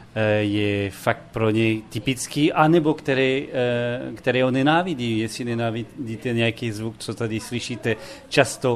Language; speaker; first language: Czech; non-native, fluent; French